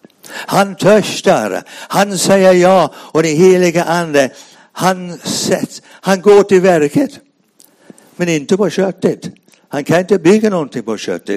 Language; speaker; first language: Swedish; non-native, fluent; English